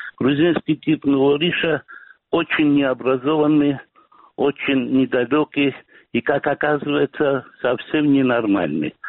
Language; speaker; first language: Russian; non-native, local second language; Georgian